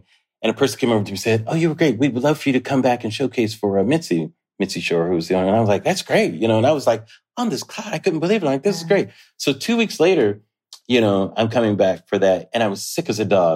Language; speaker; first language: English; native; English